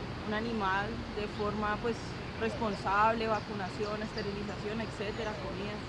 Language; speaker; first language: Spanish; native; Spanish